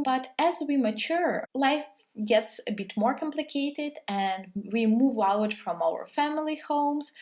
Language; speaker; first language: English; non-native, fluent; Russian